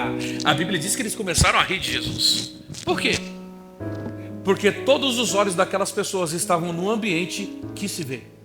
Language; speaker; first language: Portuguese; native; Portuguese